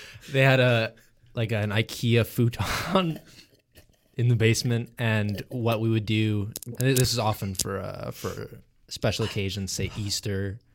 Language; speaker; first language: English; native; English